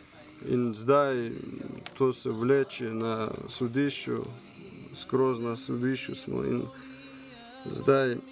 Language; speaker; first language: Slovenian; non-native, learner; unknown